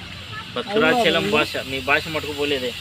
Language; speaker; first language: Telugu; native; Telugu